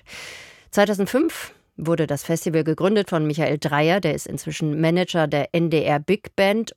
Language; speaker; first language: German; native; German